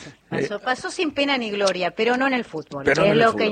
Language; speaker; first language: Spanish; native; Spanish